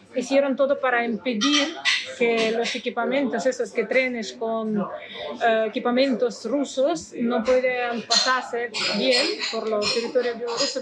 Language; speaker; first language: Spanish; non-native, fluent; Russian